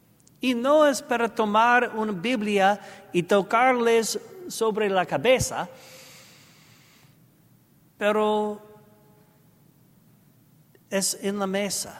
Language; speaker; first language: Spanish; non-native, learner; English